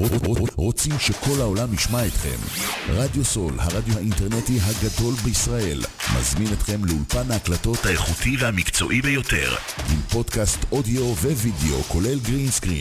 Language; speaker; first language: Hebrew; native; Hebrew